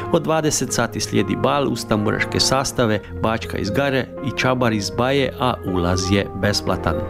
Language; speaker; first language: Croatian; early bilingual, heritage; Croatian